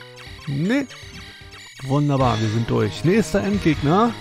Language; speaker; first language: German; native; German